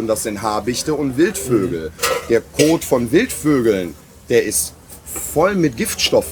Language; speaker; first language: German; native; German